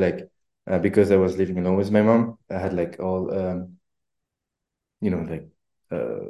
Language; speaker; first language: English; non-native, fluent; French